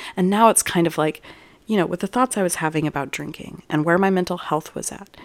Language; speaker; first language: English; native; English